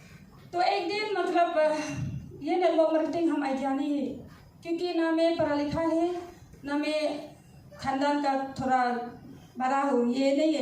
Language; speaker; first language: Hindi; non-native, local second language; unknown